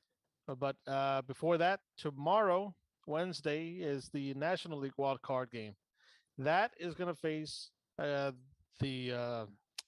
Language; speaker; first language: English; native; English